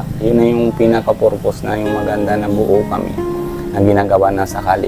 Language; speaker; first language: Filipino; non-native, learner; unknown